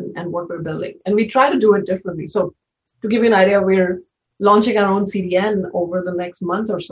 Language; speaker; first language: English; non-native, local second language; Hindi